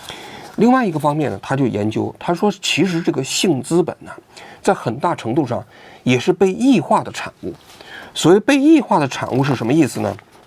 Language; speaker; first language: Chinese; native; Chinese